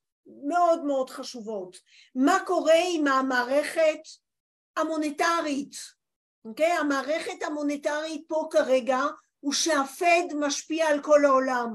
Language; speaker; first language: Hebrew; non-native, fluent; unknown